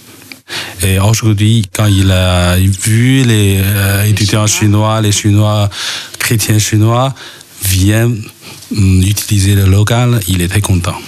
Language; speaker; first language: French; non-native, fluent; Chinese